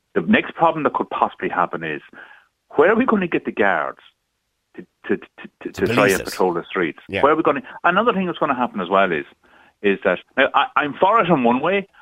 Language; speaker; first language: English; native; English